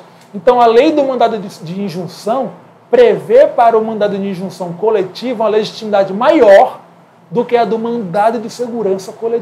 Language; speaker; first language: Portuguese; native; Portuguese